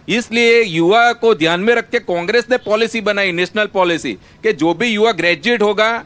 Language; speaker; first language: Hindi; non-native, local second language; Gujarati